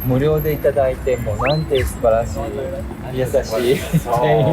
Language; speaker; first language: Japanese; native; Japanese